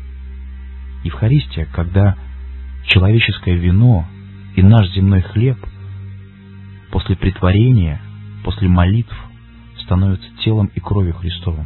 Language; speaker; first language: Russian; native; Russian